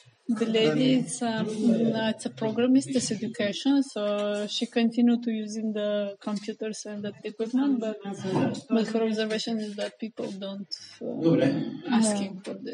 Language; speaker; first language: English; non-native, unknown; Bulgarian